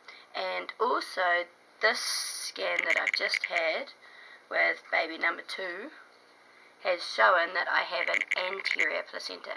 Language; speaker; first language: English; native; English